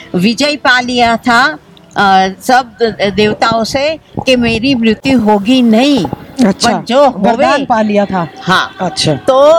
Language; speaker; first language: Hindi; non-native, local second language; Marathi